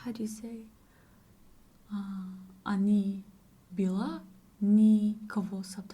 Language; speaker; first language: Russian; non-native, learner; English